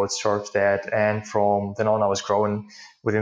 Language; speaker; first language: English; non-native, fluent; Ukrainian